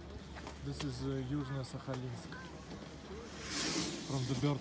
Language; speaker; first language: English; non-native, learner; Russian